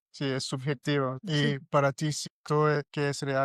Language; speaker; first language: Spanish; non-native, learner; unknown